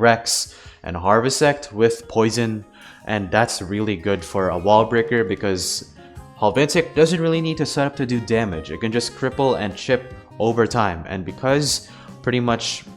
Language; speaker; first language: English; native; English